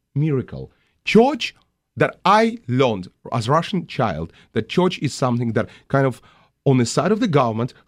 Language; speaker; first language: English; non-native, fluent; Russian